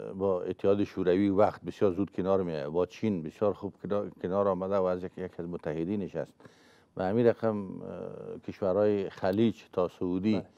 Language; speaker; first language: Persian; native; Persian